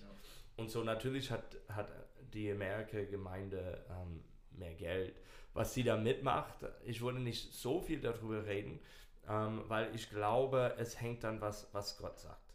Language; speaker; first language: German; non-native, learner; English